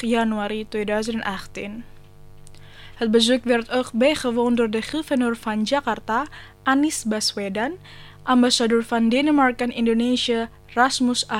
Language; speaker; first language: Dutch; non-native, fluent; Indonesian